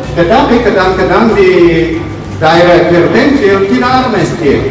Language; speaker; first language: Indonesian; non-native, fluent; English